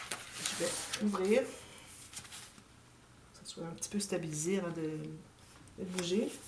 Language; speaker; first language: French; native; French